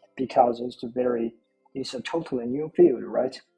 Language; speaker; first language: English; non-native, learner; Chinese